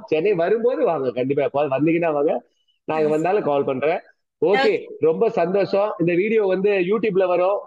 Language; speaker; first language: Tamil; native; Tamil